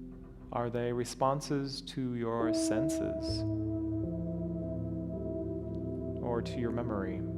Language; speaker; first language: English; native; English